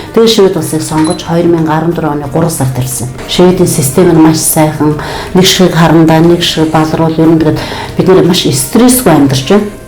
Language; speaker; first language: Mongolian; native; Mongolian